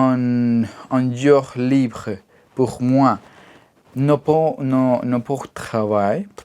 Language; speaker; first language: French; non-native, learner; Spanish